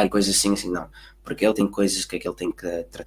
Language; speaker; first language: Portuguese; early bilingual, heritage; Portuguese